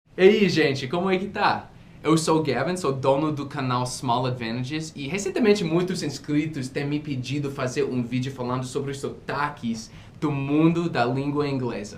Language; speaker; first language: Portuguese; non-native, fluent; English